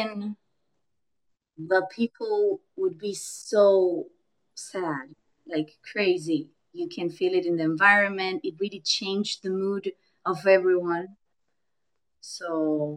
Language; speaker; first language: English; non-native, fluent; Spanish